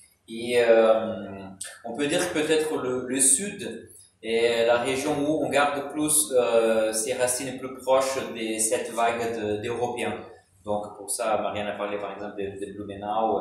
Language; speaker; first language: French; non-native, fluent; Portuguese